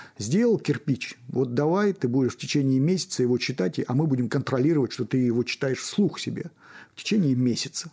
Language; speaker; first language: Russian; native; Russian